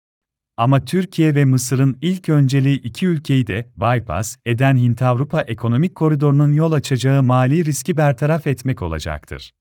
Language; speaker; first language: Turkish; native; Turkish